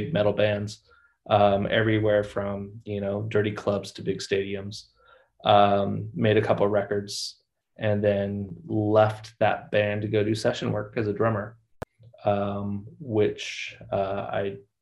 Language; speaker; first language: English; native; English